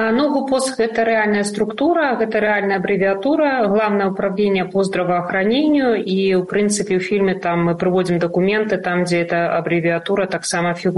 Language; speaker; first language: Belarusian; non-native, local second language; Russian